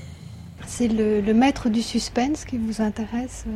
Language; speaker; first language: French; native; French